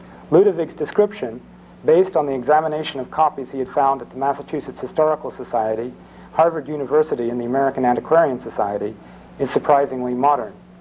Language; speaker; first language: English; native; English